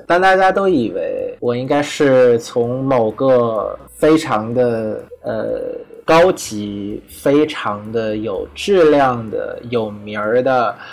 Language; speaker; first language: Chinese; non-native, fluent; Vietnamese